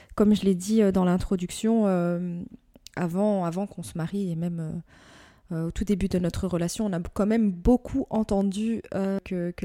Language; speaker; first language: French; native; French